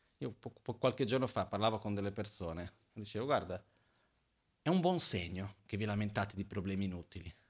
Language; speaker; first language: Italian; non-native, fluent; Portuguese